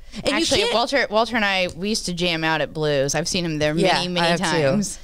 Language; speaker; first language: English; native; English